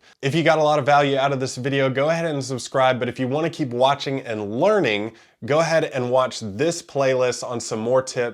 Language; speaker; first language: English; native; English